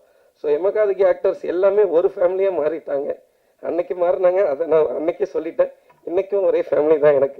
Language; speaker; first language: Tamil; native; Tamil